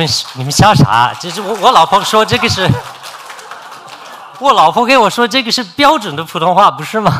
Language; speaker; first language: Chinese; non-native, fluent; English